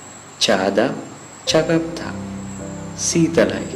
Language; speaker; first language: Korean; non-native, fluent; Sinhala